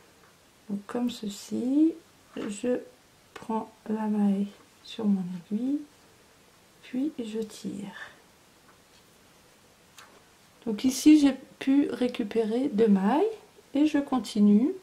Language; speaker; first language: French; native; French